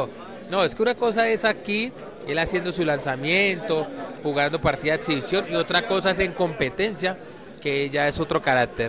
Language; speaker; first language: Spanish; native; Spanish